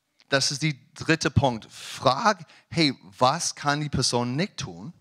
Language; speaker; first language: German; non-native, learner; English